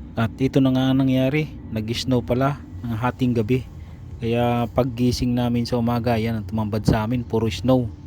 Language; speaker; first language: Filipino; native; Filipino